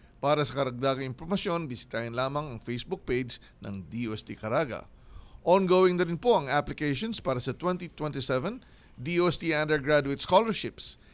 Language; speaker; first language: Filipino; native; Filipino